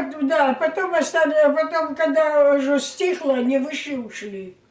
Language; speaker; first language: Russian; native; Russian